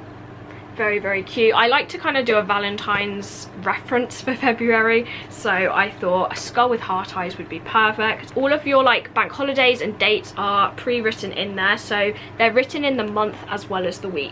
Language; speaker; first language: English; native; English